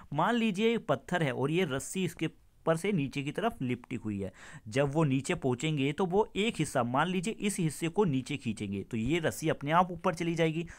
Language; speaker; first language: Hindi; native; Hindi